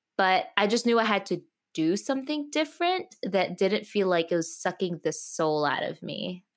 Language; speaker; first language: English; early bilingual, other home language; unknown